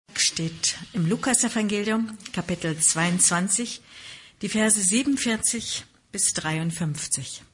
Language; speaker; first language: German; native; German